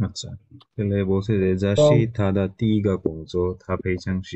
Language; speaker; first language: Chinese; non-native, fluent; Bangla